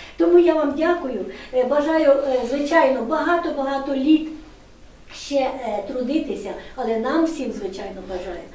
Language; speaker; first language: Ukrainian; native; Ukrainian